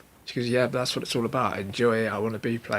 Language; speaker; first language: English; native; English